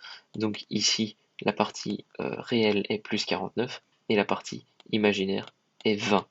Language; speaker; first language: French; native; French